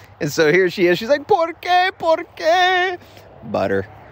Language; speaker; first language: English; native; English